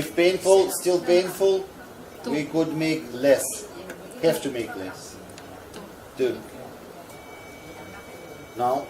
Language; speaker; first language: English; non-native, fluent; Russian